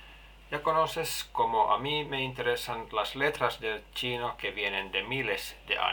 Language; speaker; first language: Spanish; non-native, learner; Finnish